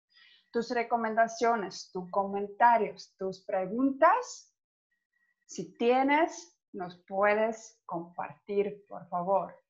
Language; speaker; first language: Spanish; non-native, fluent; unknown